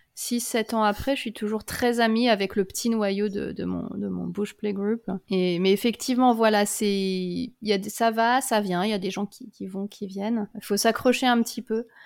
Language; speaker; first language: French; native; French